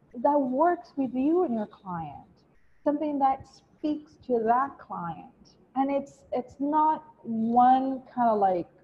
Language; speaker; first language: English; non-native, fluent; Portuguese